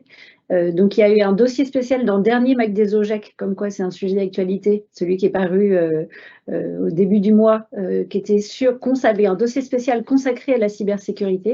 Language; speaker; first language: French; native; French